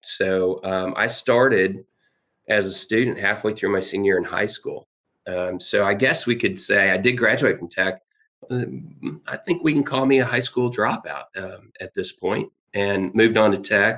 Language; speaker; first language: English; native; English